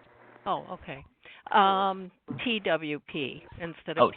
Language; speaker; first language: English; native; English